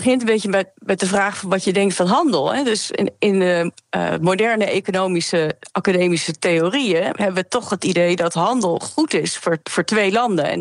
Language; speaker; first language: Dutch; native; Dutch